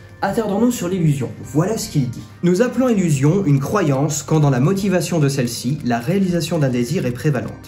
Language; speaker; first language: French; native; French